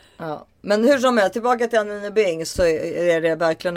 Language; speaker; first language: Swedish; native; Swedish